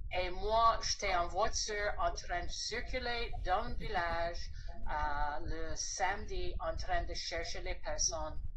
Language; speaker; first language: French; non-native, fluent; English